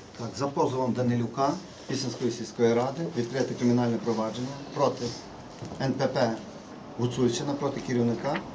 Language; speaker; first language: Ukrainian; native; Ukrainian